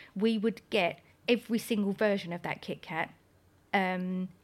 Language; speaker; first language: English; native; English